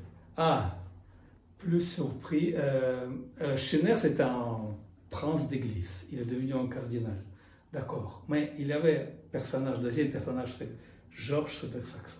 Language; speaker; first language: French; non-native, fluent; Russian